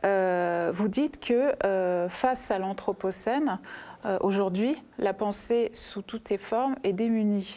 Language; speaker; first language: French; native; French